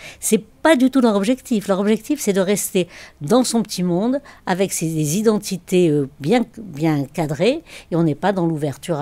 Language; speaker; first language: French; native; French